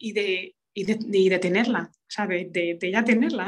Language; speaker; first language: Spanish; early bilingual, other home language; Romanian